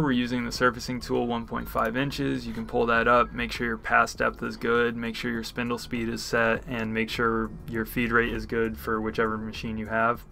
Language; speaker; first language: English; native; English